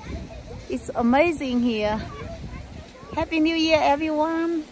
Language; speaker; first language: English; non-native, learner; Vietnamese